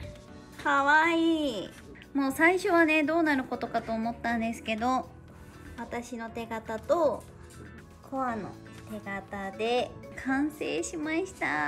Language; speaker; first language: Japanese; native; Japanese